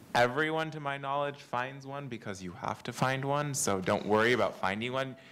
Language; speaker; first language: English; native; English